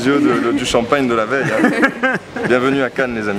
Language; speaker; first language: French; native; French